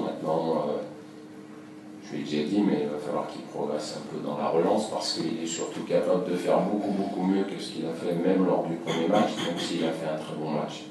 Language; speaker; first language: French; native; French